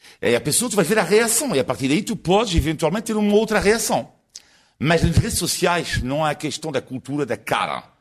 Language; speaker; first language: Portuguese; non-native, fluent; French